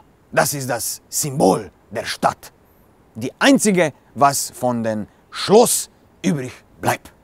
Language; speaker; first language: German; non-native, learner; Slovenian